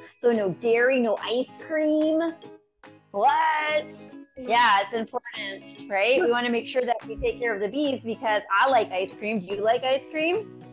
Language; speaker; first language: English; native; English